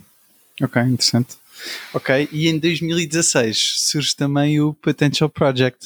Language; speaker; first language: Portuguese; native; Portuguese